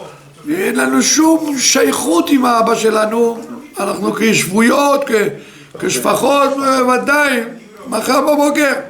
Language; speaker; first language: Hebrew; non-native, fluent; French